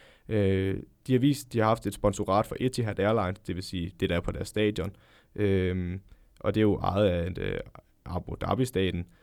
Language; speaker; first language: Danish; native; Danish